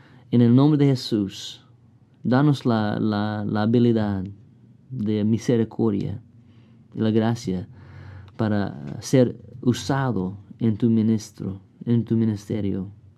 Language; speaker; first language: Spanish; non-native, fluent; English